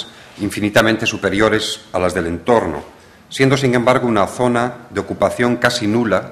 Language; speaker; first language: Spanish; native; Spanish